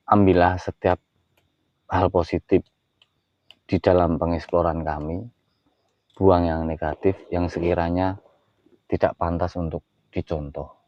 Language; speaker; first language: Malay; non-native, local second language; Javanese